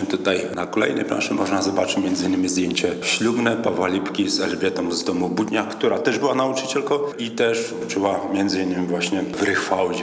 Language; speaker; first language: Polish; native; Polish